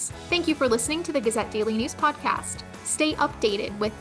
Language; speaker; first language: English; native; English